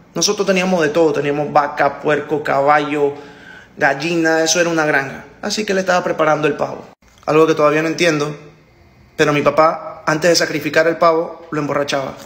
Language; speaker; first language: Spanish; native; Spanish